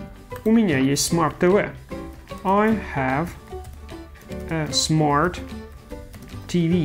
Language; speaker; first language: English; non-native, fluent; Russian